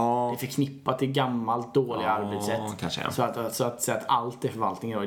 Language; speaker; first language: Swedish; native; Swedish